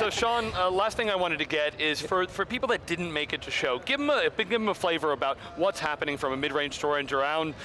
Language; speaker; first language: English; native; English